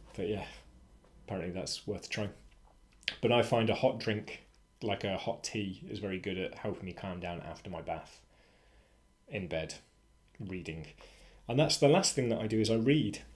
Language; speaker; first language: English; native; English